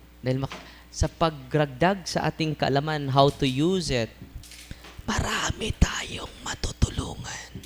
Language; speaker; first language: Filipino; non-native, local second language; Cebuano